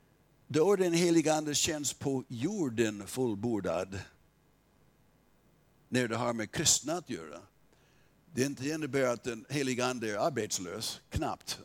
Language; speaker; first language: Swedish; non-native, fluent; English